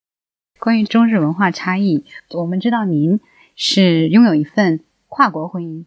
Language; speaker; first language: Chinese; native; Chinese